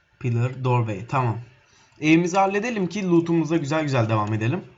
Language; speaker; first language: Turkish; native; Turkish